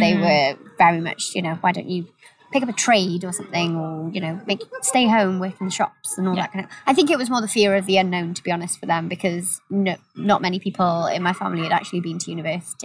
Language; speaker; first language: English; native; English